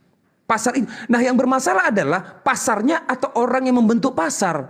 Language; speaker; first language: Indonesian; native; Indonesian